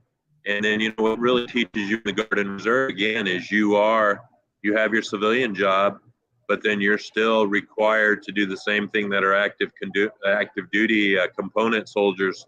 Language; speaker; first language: English; native; English